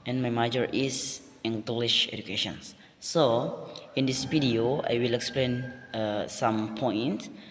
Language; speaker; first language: English; non-native, learner; Indonesian